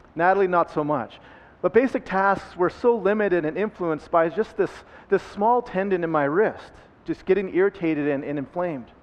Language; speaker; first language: English; native; English